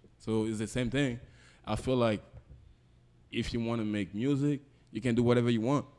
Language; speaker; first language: English; non-native, local second language; French